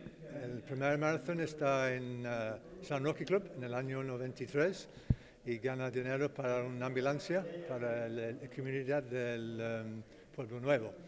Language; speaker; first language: Spanish; non-native, learner; English